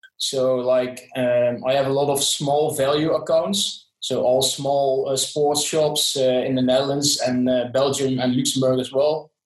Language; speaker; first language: English; non-native, fluent; Dutch